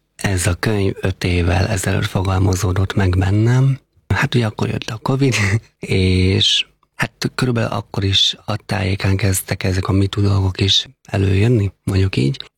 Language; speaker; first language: Hungarian; native; Hungarian